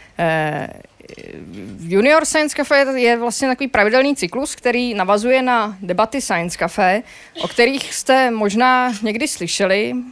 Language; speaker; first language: Czech; native; Czech